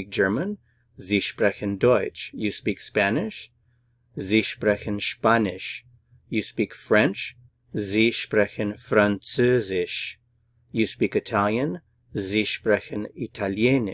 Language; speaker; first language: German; non-native, fluent; English